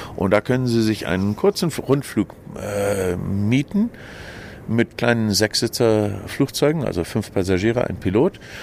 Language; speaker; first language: German; native; German